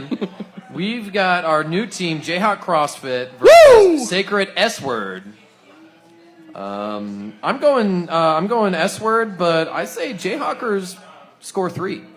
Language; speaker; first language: English; native; English